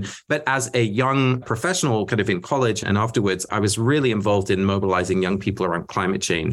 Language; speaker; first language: English; early bilingual, other home language; Dutch